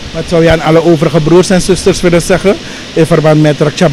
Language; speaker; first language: Dutch; native; Dutch